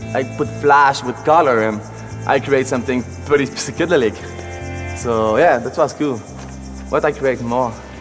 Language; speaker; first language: English; non-native, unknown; French